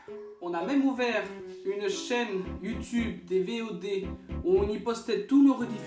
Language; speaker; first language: French; native; French